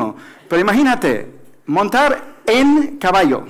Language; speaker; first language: Spanish; non-native, fluent; English